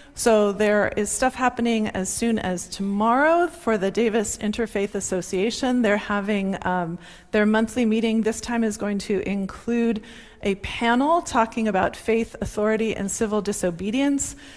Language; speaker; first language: English; native; English